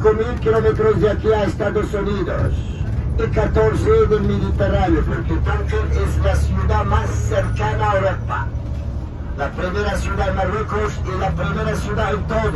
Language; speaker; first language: Spanish; non-native, fluent; Arabic